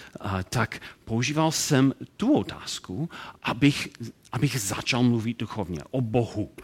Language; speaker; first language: Czech; non-native, learner; English